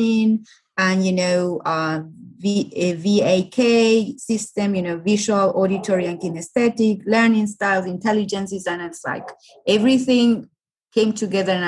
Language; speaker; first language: English; non-native, fluent; Spanish